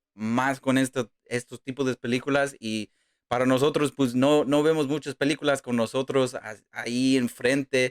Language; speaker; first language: Spanish; early bilingual, heritage; Spanish